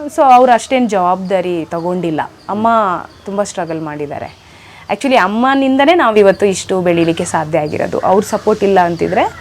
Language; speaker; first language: Kannada; non-native, local second language; Urdu